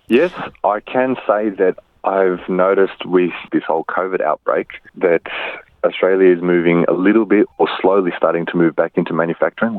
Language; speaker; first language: English; early bilingual, other home language; Macedonian